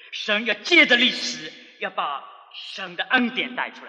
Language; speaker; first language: Chinese; native; Chinese